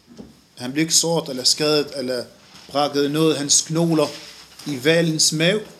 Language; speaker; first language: Danish; non-native, fluent; Arabic